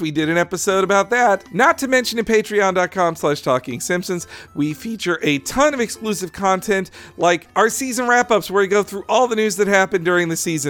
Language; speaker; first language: English; native; English